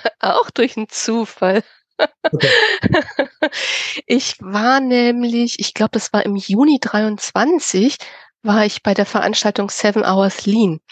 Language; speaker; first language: German; native; German